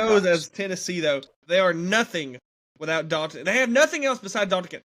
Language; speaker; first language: English; native; English